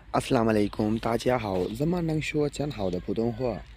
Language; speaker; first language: Chinese; non-native, learner; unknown